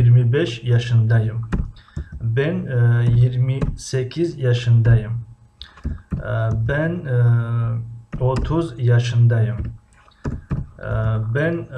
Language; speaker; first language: Turkish; non-native, fluent; Tajik